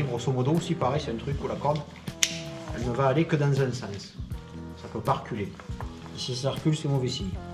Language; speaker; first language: French; native; French